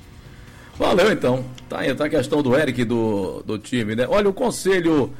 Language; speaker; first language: Portuguese; native; Portuguese